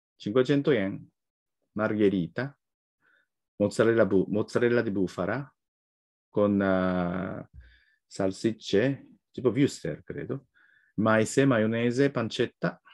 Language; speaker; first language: Italian; non-native, fluent; Japanese